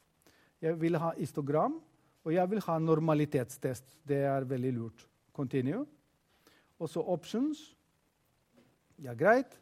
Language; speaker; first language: Norwegian; non-native, fluent; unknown